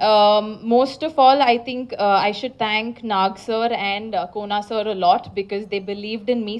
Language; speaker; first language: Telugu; non-native, learner; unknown